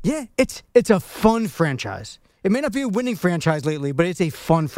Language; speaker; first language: English; native; English